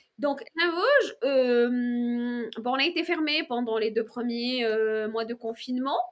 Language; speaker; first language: French; non-native, local second language; Arabic